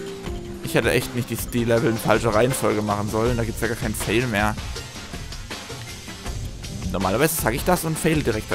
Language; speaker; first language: German; native; German